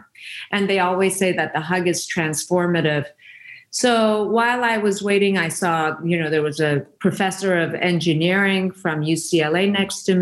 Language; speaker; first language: English; non-native, fluent; Persian